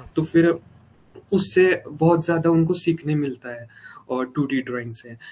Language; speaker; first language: Hindi; non-native, local second language; Marathi